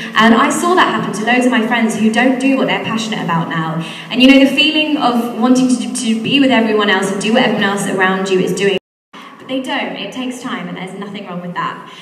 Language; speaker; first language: English; native; English